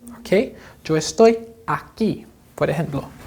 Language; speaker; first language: Spanish; non-native, fluent; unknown